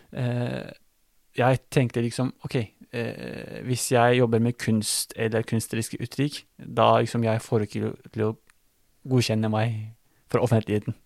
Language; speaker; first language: Norwegian; non-native, fluent; Turkish